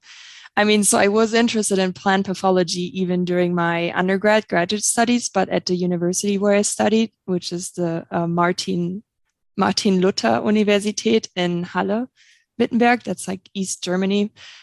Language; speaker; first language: English; non-native, fluent; German